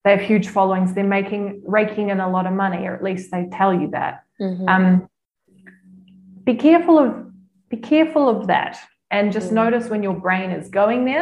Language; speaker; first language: English; native; English